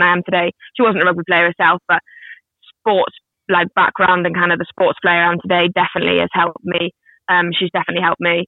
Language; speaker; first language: English; native; English